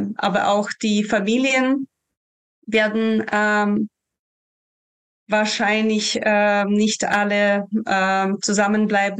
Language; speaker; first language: German; non-native, fluent; Ukrainian